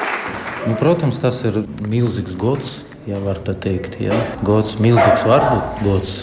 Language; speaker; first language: Latvian; non-native, learner; Russian